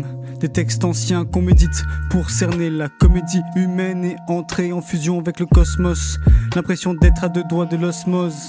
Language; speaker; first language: French; native; French